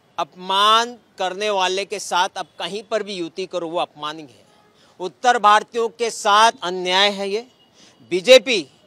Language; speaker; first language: Hindi; native; Hindi